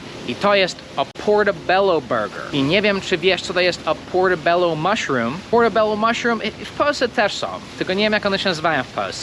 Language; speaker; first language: Polish; non-native, fluent; English